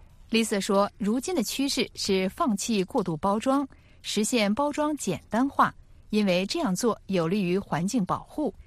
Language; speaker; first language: Chinese; native; Chinese